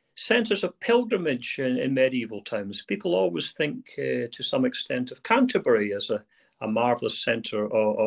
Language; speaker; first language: English; native; English